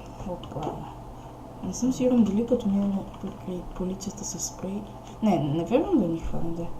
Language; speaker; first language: Bulgarian; native; Bulgarian